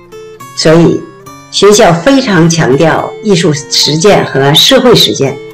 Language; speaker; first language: Chinese; native; Chinese